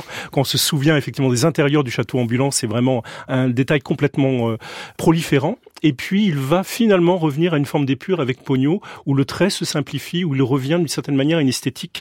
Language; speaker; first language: French; native; French